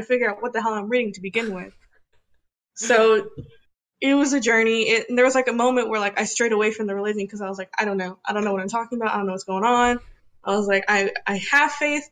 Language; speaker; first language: English; early bilingual, other home language; Spanish